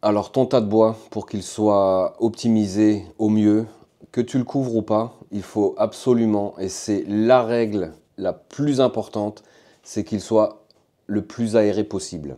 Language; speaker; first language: French; native; French